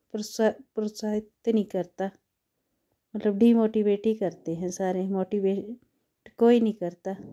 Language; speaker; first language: Hindi; native; Hindi